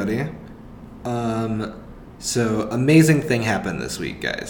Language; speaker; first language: English; native; English